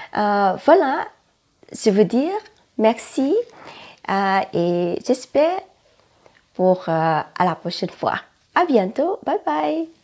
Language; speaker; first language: French; non-native, learner; Thai